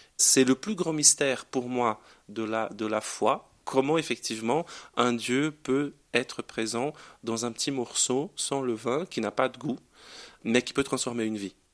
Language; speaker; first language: French; non-native, fluent; Portuguese